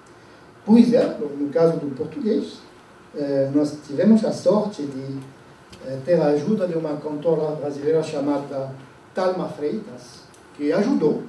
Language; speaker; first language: Portuguese; non-native, fluent; French